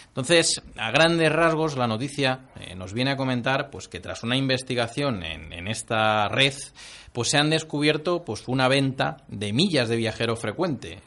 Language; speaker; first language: Spanish; native; Spanish